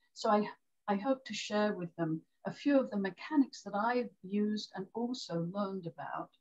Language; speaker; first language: English; native; English